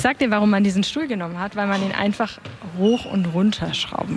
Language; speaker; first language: German; native; German